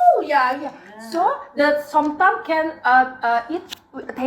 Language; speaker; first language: English; non-native, learner; Indonesian